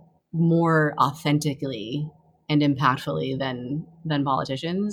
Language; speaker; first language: English; native; English